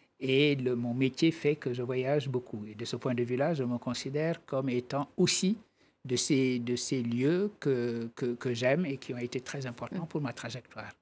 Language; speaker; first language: French; non-native, local second language; Wolof